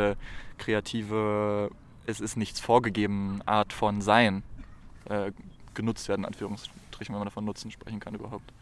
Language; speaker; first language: German; native; German